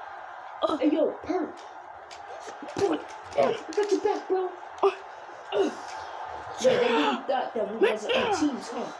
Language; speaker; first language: English; native; English